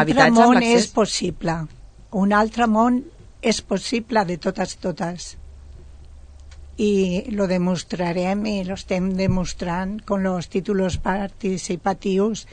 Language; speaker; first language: Catalan; non-native, local second language; Spanish